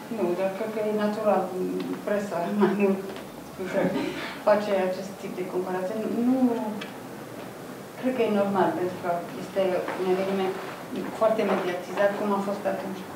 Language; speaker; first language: Romanian; non-native, fluent; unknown